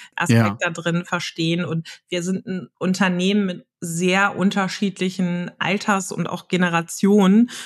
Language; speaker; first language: German; native; German